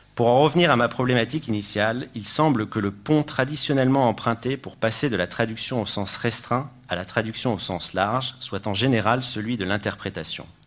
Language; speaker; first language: French; native; French